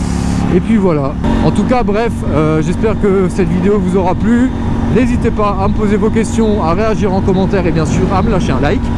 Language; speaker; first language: French; native; French